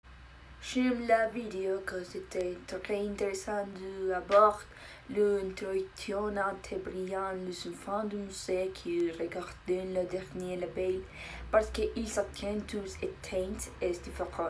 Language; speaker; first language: French; non-native, learner; Spanish